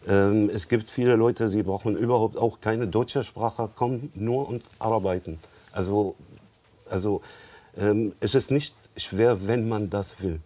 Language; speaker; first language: German; non-native, learner; Arabic